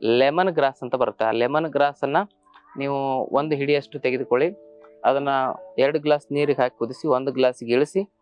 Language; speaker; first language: Kannada; native; Kannada